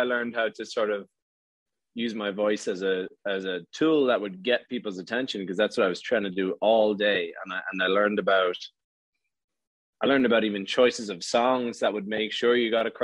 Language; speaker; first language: English; native; English